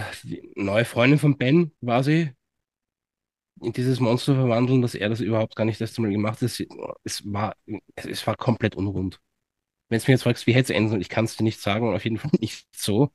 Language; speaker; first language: German; native; German